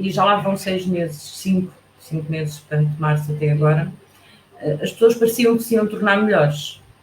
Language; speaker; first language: Portuguese; native; Portuguese